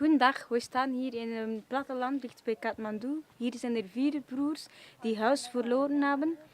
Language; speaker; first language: Dutch; non-native, fluent; Nepali